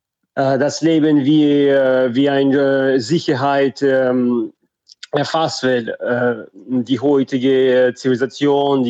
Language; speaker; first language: German; non-native, fluent; Russian